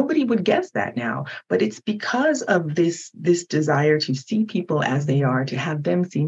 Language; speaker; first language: English; early bilingual, other home language; Haitian Creole